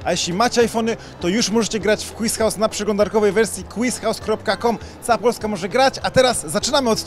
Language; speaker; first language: Polish; native; Polish